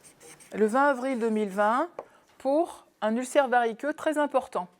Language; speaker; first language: French; native; French